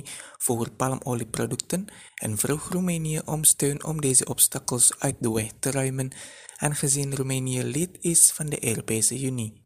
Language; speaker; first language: Dutch; non-native, fluent; Indonesian